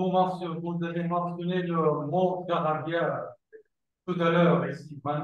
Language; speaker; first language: French; non-native, fluent; Arabic